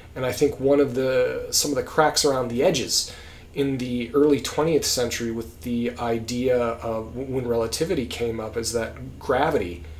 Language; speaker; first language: English; native; English